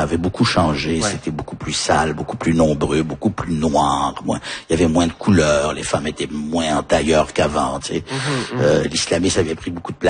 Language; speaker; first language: French; early bilingual, other home language; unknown